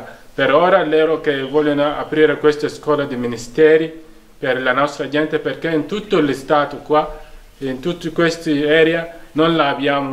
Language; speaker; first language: Italian; non-native, fluent; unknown